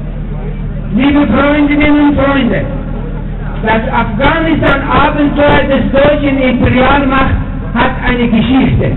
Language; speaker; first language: German; non-native, fluent; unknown